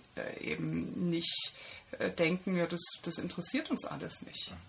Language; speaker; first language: German; native; German